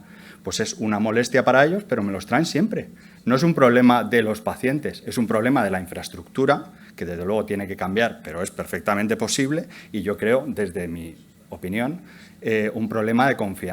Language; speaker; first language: Spanish; native; Spanish